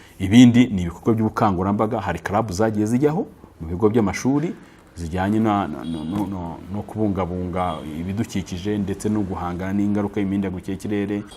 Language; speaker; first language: Kinyarwanda; native; Kinyarwanda